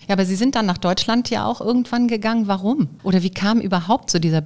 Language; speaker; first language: German; native; German